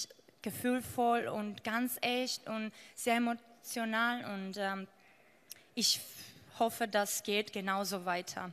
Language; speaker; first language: German; non-native, fluent; Georgian